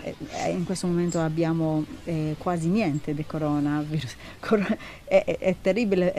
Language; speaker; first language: Italian; non-native, learner; Hebrew